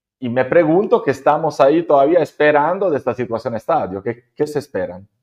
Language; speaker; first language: Spanish; non-native, fluent; Italian